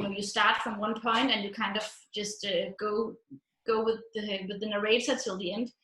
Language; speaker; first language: English; non-native, fluent; Danish